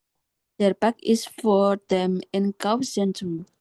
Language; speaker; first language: German; non-native, learner; Indonesian